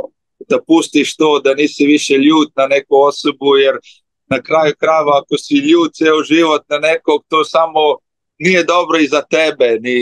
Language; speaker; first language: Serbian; early bilingual, heritage; Slovenian